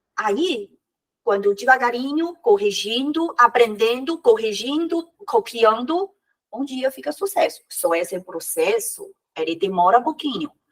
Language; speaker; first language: Portuguese; non-native, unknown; Chinese